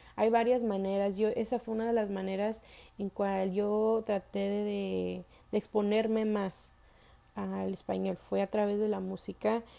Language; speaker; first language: Spanish; early bilingual, heritage; Spanish